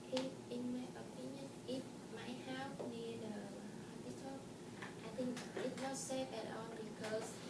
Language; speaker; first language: English; non-native, learner; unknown